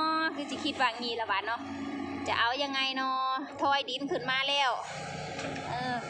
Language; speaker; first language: Thai; non-native, local second language; Khmer